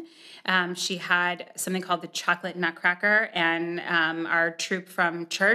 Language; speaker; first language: English; native; English